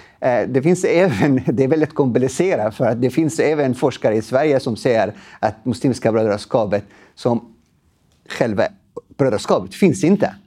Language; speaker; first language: Swedish; non-native, fluent; Arabic